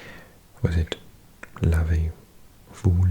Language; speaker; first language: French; non-native, learner; English